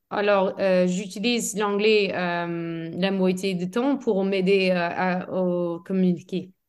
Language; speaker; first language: French; non-native, fluent; English